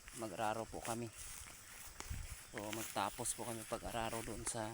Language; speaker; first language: Filipino; non-native, local second language; Masbatenyo